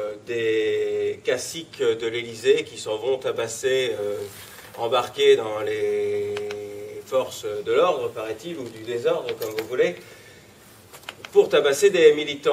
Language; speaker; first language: French; native; French